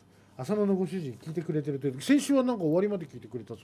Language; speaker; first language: Japanese; native; Japanese